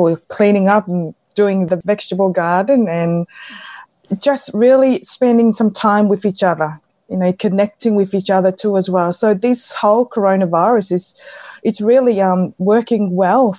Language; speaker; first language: English; non-native, fluent; Samoan